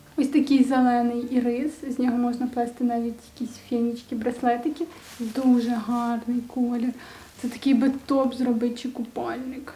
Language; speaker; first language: Ukrainian; native; Ukrainian